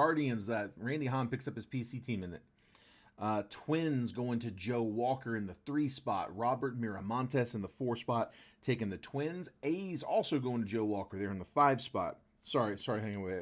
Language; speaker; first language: English; native; English